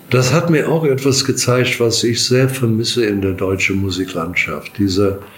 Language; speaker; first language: German; non-native, fluent; English